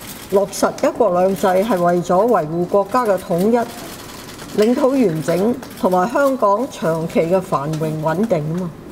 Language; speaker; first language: Cantonese; native; Cantonese